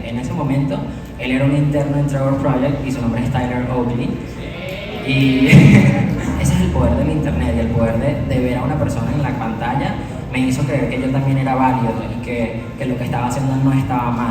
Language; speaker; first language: Spanish; native; Spanish